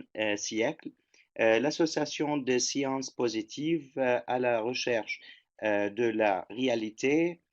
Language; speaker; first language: French; non-native, fluent; Turkish